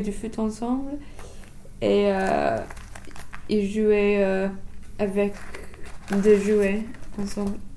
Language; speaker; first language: French; non-native, learner; English